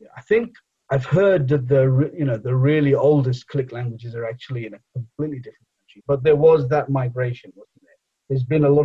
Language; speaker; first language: English; non-native, local second language; Bangla